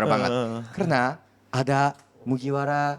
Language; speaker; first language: Indonesian; non-native, learner; Japanese